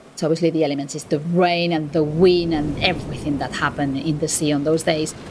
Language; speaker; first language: English; non-native, fluent; Spanish